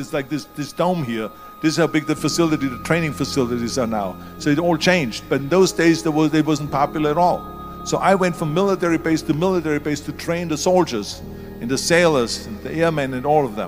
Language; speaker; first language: English; non-native, fluent; German